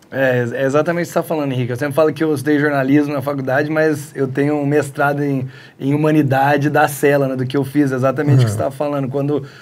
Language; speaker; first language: Portuguese; early bilingual, heritage; Portuguese